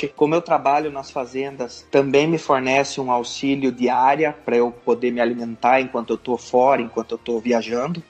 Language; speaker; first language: Portuguese; native; Portuguese